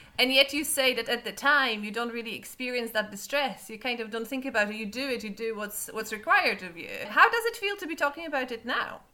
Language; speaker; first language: English; non-native, fluent; Polish